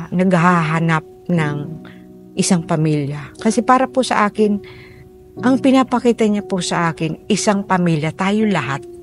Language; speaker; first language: Filipino; non-native, local second language; Bikol